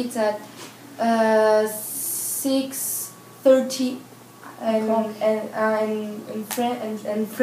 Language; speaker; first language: English; non-native, learner; French